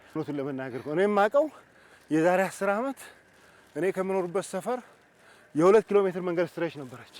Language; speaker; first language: Amharic; native; Amharic